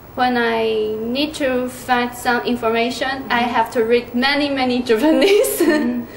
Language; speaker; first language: English; non-native, learner; Chinese